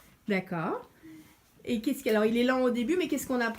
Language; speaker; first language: French; native; French